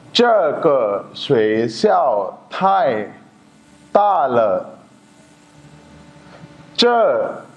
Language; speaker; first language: Chinese; non-native, fluent; Urdu